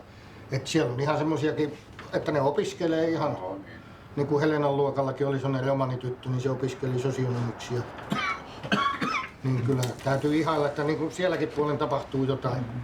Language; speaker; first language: Finnish; native; Finnish